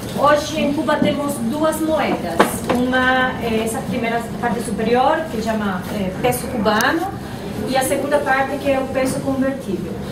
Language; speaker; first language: Portuguese; non-native, fluent; Spanish